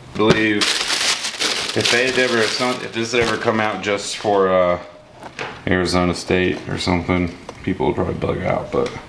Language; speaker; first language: English; native; English